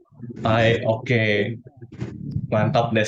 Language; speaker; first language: Indonesian; native; Indonesian